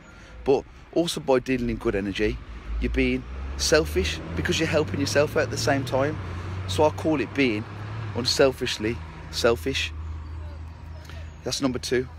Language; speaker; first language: English; native; English